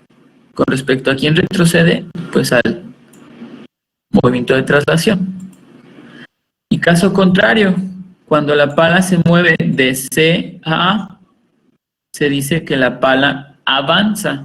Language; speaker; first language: Spanish; native; Spanish